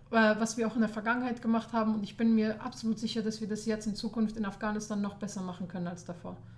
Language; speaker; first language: German; early bilingual, other home language; Persian